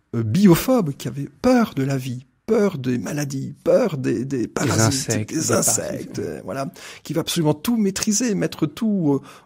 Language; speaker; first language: French; native; French